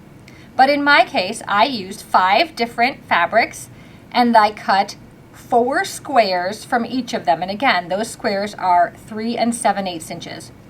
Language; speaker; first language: English; native; English